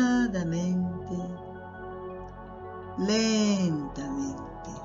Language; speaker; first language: Spanish; non-native, fluent; Portuguese